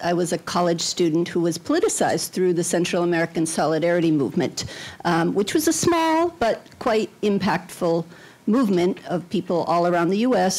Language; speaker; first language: English; native; English